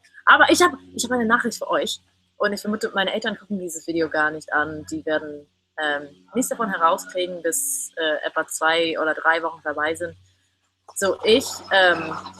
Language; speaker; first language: German; non-native, fluent; English